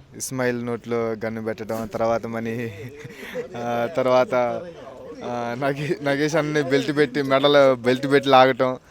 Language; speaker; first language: Telugu; native; Telugu